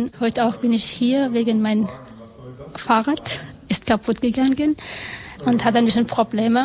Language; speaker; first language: German; non-native, learner; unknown